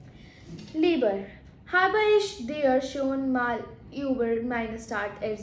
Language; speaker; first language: German; non-native, learner; Hindi